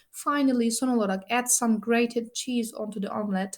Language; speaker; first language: English; non-native, fluent; Turkish